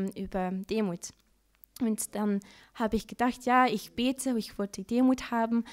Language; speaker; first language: German; non-native, learner; Dutch